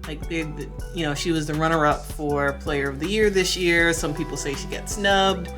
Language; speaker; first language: English; native; English